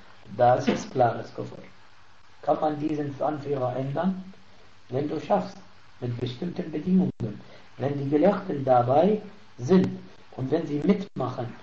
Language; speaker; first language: German; non-native, fluent; Arabic